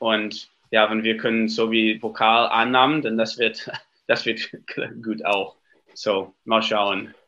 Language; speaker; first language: German; non-native, learner; English